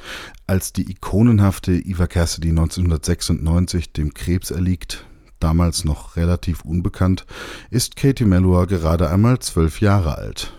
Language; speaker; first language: German; native; German